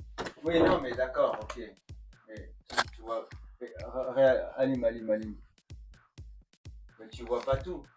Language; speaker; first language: French; native; French